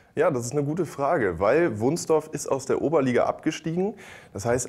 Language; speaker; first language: German; native; German